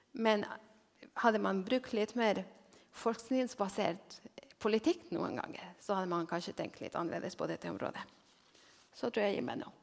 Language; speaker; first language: Norwegian; non-native, fluent; Spanish